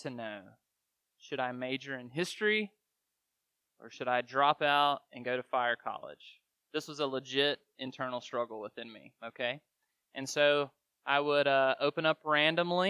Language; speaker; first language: English; native; English